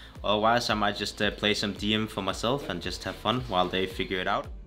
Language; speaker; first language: English; non-native, fluent; Danish